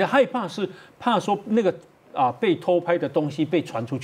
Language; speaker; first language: Chinese; native; Chinese